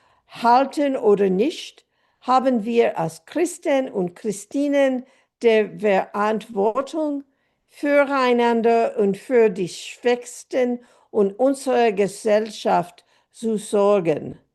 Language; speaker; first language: German; non-native, fluent; English